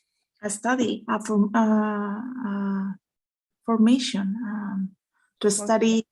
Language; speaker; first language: English; non-native, learner; Spanish